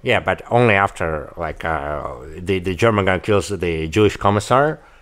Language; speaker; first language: English; non-native, fluent; Russian